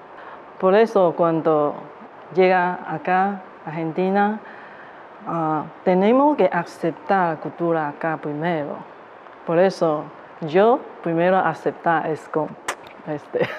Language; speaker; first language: Spanish; non-native, learner; Chinese